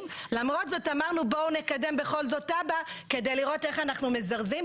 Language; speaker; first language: Hebrew; native; Hebrew